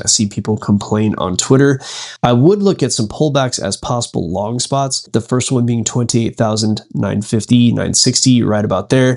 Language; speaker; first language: English; native; English